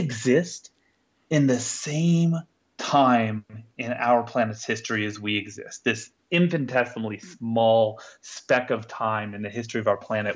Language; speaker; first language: English; native; English